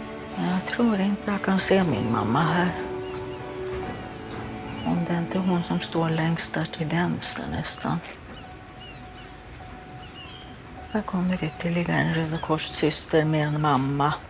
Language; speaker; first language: Swedish; early bilingual, other home language; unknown